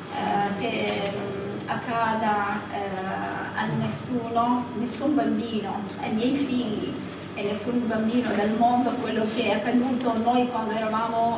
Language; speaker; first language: Italian; non-native, fluent; Kurdish